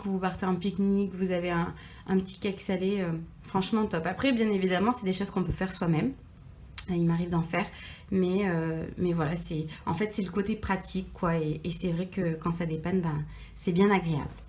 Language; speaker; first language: French; native; French